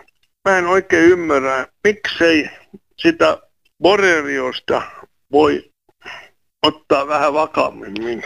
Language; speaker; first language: Finnish; native; Finnish